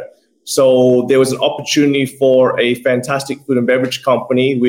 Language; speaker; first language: English; native; English